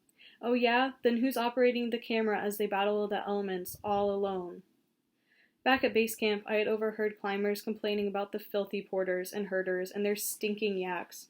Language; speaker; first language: English; native; English